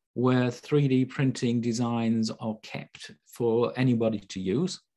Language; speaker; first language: English; native; English